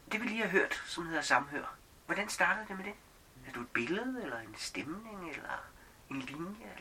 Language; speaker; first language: Danish; native; Danish